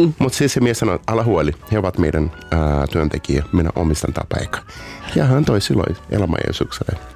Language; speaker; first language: Finnish; non-native, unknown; Portuguese